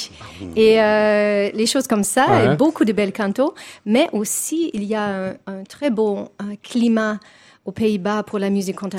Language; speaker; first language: French; non-native, fluent; English